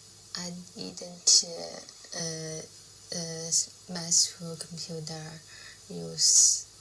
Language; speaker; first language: English; non-native, learner; Chinese